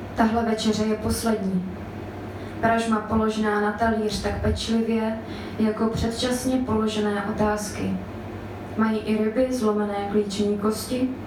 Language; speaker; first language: Czech; native; Czech